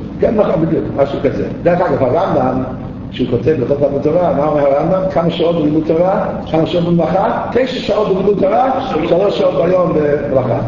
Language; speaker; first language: Hebrew; native; Hebrew